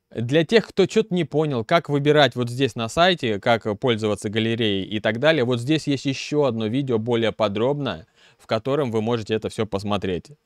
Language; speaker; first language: Russian; native; Russian